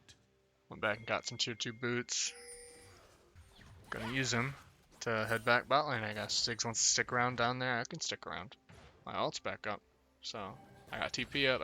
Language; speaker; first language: English; native; English